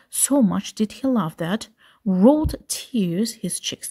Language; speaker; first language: English; non-native, fluent; Azerbaijani